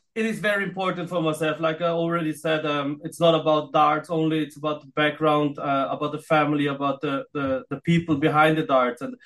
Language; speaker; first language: English; non-native, fluent; Filipino